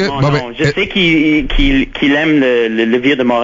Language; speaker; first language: French; non-native, local second language; English